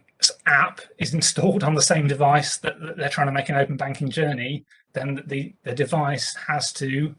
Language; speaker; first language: English; native; English